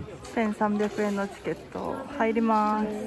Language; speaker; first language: Japanese; native; Japanese